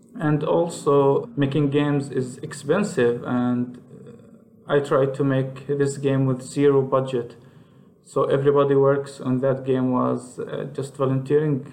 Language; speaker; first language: English; non-native, fluent; Arabic